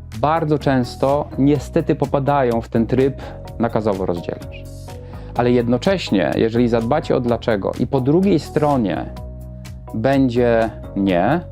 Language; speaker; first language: Polish; native; Polish